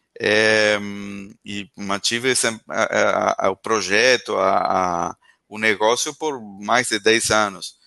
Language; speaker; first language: Portuguese; non-native, fluent; Spanish